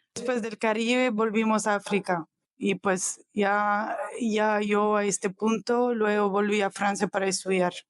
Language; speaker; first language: Spanish; non-native, fluent; French